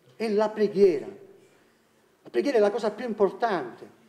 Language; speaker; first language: Italian; native; Italian